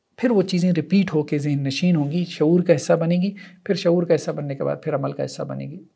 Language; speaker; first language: Urdu; native; Urdu